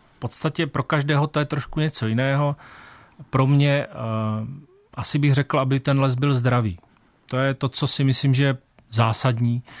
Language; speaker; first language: Czech; native; Czech